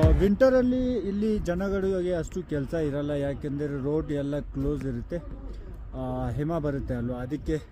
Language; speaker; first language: Kannada; non-native, fluent; Ladakhi